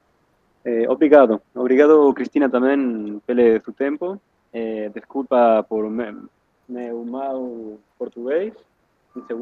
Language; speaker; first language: Portuguese; non-native, learner; Spanish